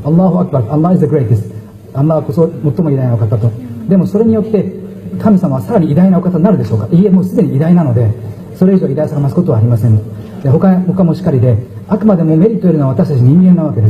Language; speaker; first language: Japanese; native; Japanese